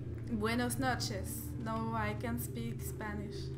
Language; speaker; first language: English; non-native, learner; French